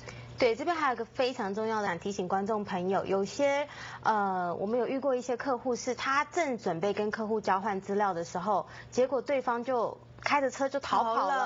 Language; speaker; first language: Chinese; native; Chinese